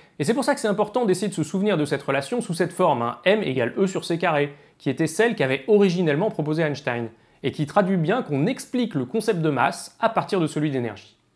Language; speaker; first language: French; native; French